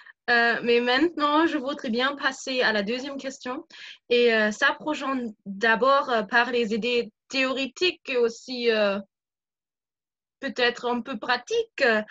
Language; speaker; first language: French; non-native, fluent; German